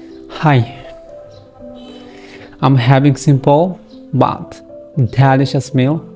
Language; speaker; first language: English; non-native, local second language; Bangla